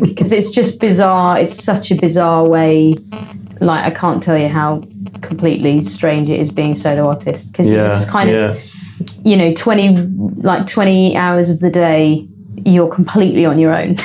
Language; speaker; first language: English; native; English